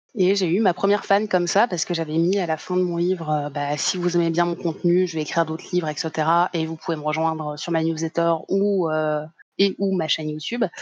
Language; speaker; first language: French; native; French